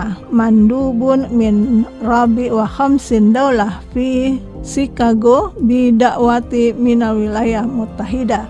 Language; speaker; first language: Arabic; non-native, fluent; Indonesian